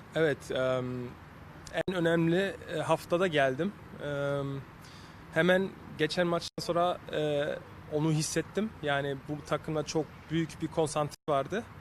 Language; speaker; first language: Turkish; early bilingual, heritage; Turkish